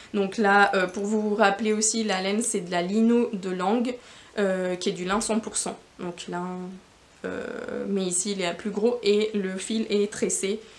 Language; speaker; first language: French; non-native, fluent; Spanish